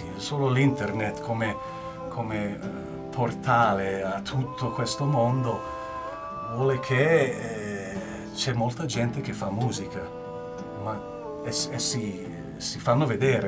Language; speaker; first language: Italian; non-native, learner; English